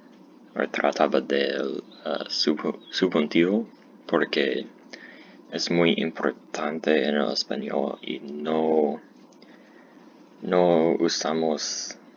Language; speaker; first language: Spanish; non-native, learner; English